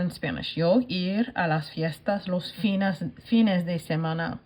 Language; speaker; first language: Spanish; non-native, fluent; English